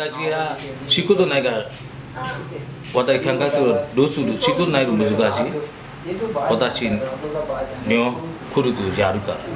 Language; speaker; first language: Japanese; non-native, learner; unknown